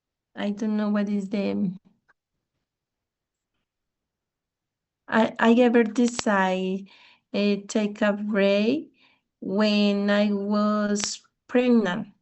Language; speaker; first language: English; non-native, learner; Spanish